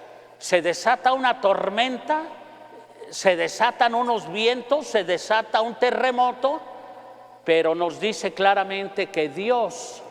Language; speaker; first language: Spanish; native; Spanish